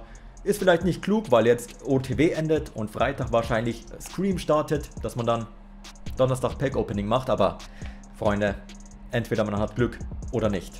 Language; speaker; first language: German; native; German